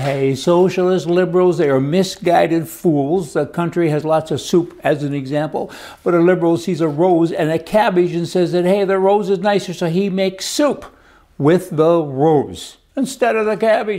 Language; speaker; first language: English; native; English